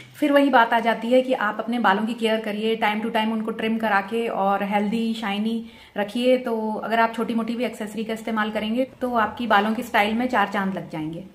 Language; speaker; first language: Hindi; native; Hindi